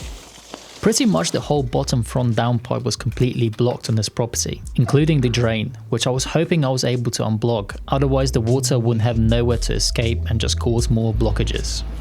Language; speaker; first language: English; native; English